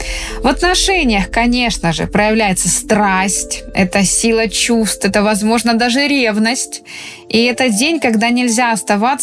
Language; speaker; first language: Russian; native; Russian